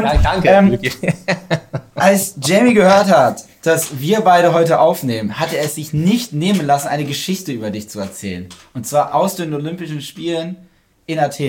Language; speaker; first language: German; native; German